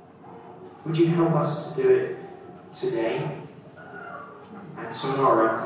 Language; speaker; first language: English; native; English